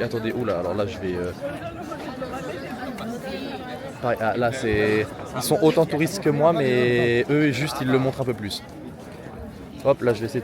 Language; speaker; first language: French; native; French